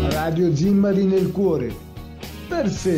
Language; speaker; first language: Italian; native; Italian